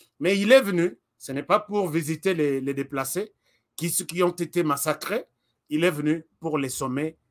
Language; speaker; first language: French; non-native, local second language; Lingala